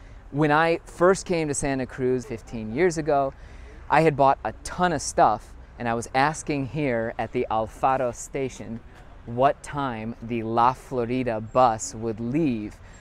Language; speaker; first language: English; native; English